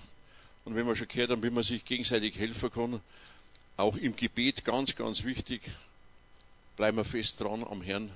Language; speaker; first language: German; native; German